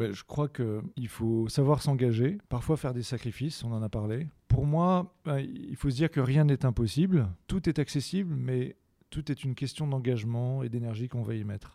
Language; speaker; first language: French; native; French